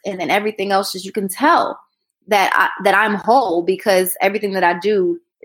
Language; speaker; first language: English; native; English